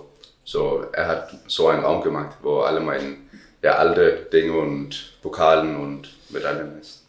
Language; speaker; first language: German; non-native, learner; Danish